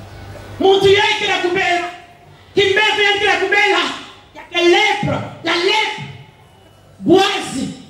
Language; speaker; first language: French; non-native, local second language; Lingala